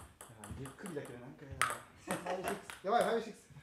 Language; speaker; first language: Japanese; native; Japanese